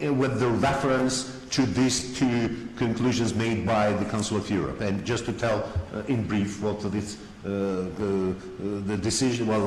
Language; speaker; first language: English; non-native, fluent; Georgian